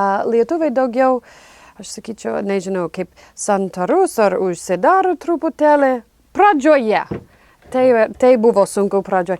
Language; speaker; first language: Lithuanian; non-native, fluent; English